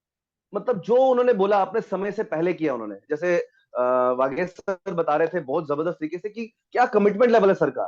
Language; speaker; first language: Hindi; native; Hindi